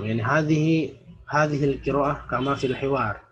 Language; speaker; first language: Arabic; non-native, fluent; Indonesian